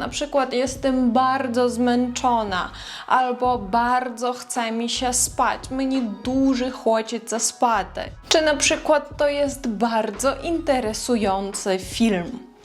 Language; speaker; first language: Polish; non-native, fluent; Ukrainian